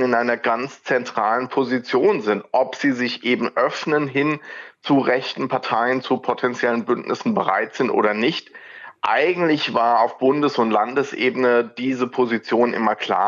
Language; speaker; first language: German; native; German